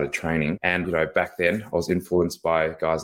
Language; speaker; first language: English; native; English